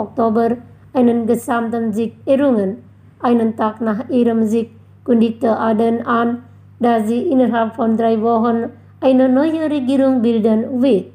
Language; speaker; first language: German; non-native, fluent; Indonesian